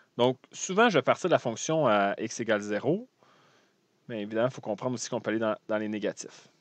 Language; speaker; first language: French; native; French